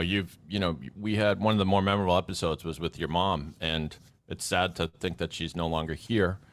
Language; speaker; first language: English; native; English